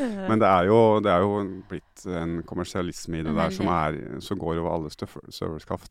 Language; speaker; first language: Norwegian; native; Norwegian